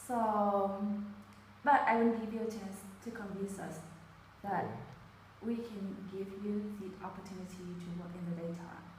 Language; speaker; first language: English; non-native, fluent; Vietnamese